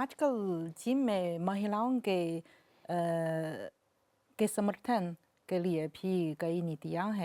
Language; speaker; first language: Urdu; non-native, learner; Chinese